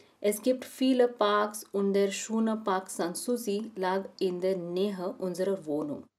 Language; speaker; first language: German; non-native, learner; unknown